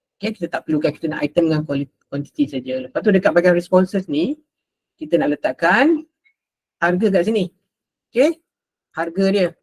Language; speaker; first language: Malay; native; Malay